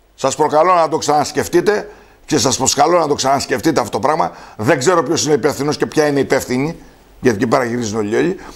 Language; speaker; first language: Greek; native; Greek